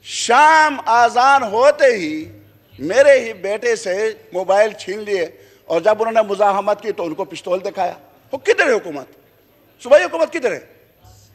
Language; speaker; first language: Urdu; non-native, local second language; Khowar